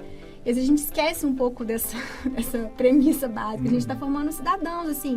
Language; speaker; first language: Portuguese; native; Portuguese